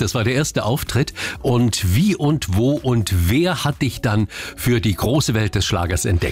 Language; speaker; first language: German; native; German